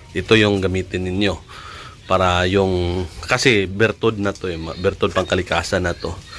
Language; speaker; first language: Filipino; non-native, local second language; Cebuano